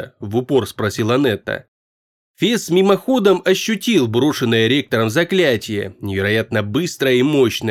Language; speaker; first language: Russian; native; Russian